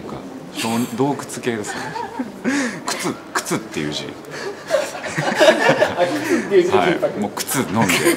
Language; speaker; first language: Japanese; native; Japanese